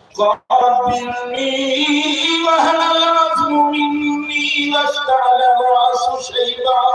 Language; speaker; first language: Urdu; native; Urdu